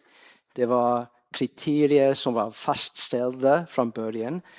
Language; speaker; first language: Swedish; non-native, fluent; English